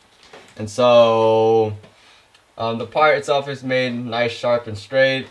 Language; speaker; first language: English; native; English